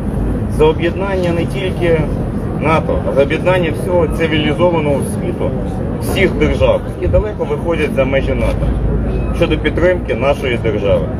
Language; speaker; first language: Ukrainian; native; Ukrainian